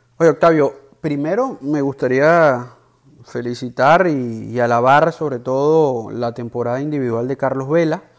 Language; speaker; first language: Spanish; native; Spanish